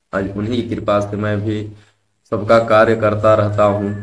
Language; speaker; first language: Hindi; native; Hindi